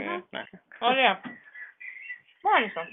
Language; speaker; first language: Greek; non-native, fluent; German